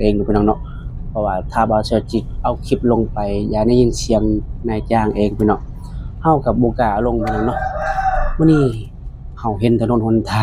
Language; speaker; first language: Thai; non-native, local second language; Lao